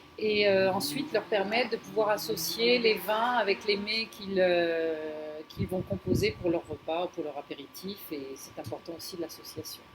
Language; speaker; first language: French; non-native, fluent; Spanish